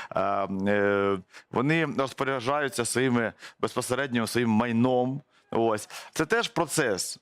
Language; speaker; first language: Ukrainian; native; Ukrainian